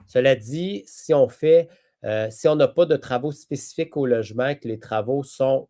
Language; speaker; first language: French; native; French